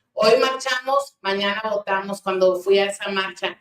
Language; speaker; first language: Spanish; early bilingual, other home language; English